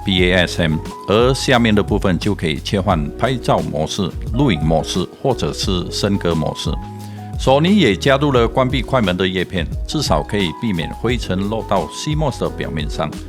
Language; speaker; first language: Chinese; native; Chinese